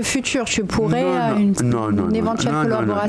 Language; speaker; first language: French; native; French